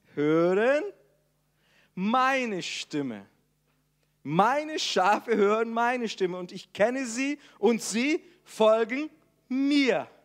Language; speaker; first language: German; non-native, fluent; Portuguese